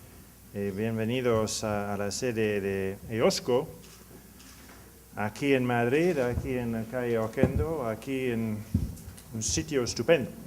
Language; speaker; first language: Spanish; non-native, learner; English